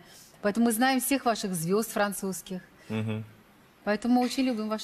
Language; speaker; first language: Russian; native; Russian